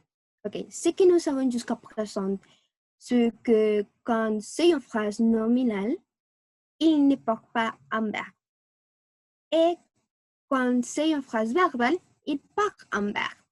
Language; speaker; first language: French; non-native, learner; Spanish